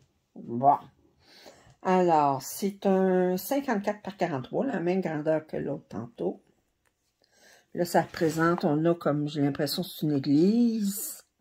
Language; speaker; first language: French; native; French